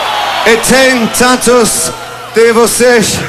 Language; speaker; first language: Portuguese; non-native, learner; English